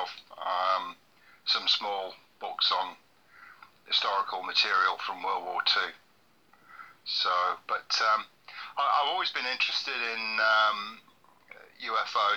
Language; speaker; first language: English; native; English